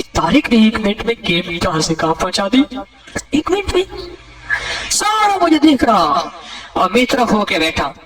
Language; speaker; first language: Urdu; non-native, local second language; Punjabi